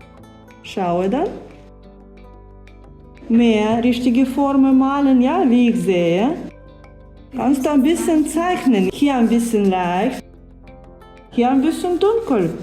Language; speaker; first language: German; non-native, learner; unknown